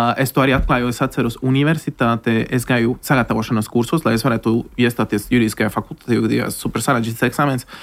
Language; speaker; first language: Latvian; non-native, fluent; Spanish